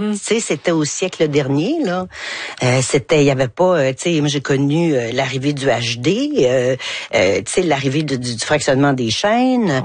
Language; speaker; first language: French; native; French